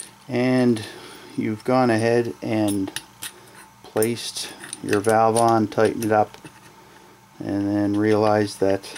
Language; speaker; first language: English; native; English